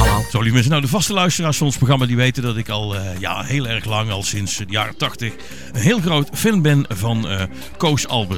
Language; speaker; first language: Dutch; native; Dutch